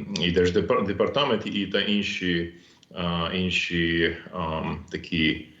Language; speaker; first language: Ukrainian; non-native, fluent; English